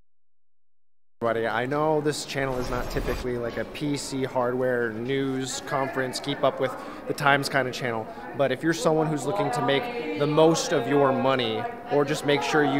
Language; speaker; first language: English; native; English